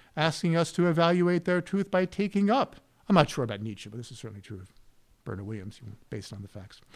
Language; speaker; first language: English; native; English